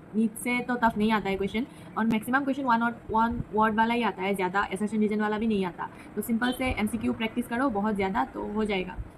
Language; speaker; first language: Hindi; non-native, local second language; Assamese